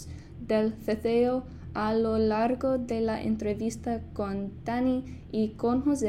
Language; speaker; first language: Spanish; non-native, fluent; English